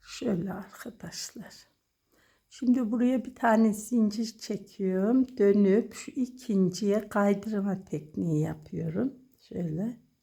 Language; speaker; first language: Turkish; native; Turkish